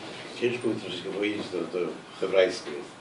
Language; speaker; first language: Polish; early bilingual, heritage; Hebrew